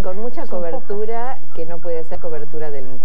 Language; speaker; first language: Spanish; native; Spanish